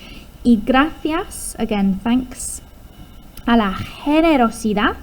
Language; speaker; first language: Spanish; non-native, fluent; English